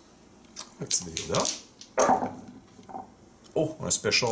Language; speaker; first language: French; native; French